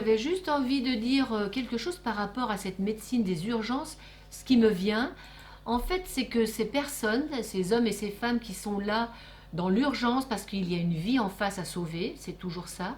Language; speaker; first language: French; native; French